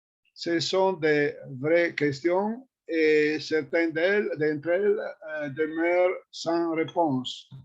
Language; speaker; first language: French; non-native, fluent; Italian